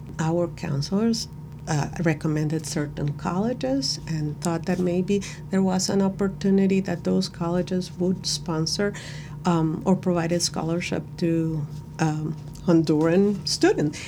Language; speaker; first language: English; non-native, fluent; Spanish